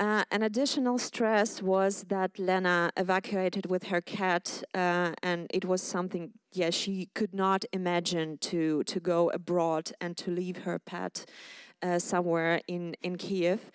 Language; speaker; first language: English; non-native, fluent; Ukrainian